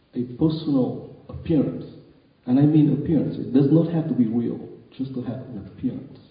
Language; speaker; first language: English; non-native, fluent; Vietnamese